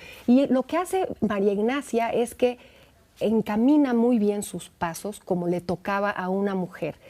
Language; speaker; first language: Spanish; native; Spanish